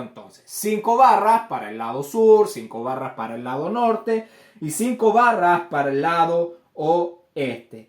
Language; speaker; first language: Spanish; native; Spanish